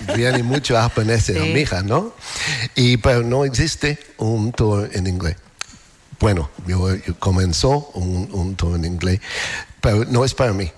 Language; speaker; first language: Spanish; non-native, learner; English